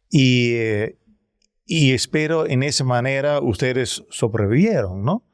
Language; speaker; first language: Spanish; non-native, learner; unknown